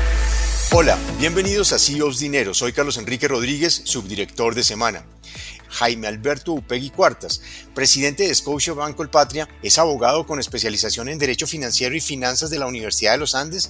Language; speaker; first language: Spanish; native; Spanish